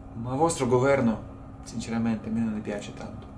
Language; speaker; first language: Italian; non-native, learner; Russian